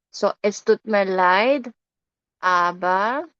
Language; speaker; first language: German; non-native, fluent; Filipino